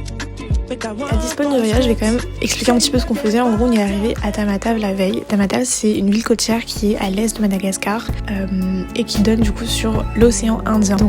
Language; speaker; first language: French; non-native, local second language; Malagasy